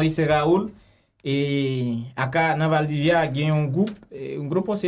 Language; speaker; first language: Spanish; non-native, learner; Haitian Creole